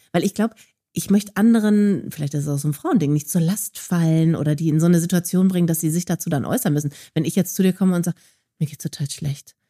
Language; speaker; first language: German; native; German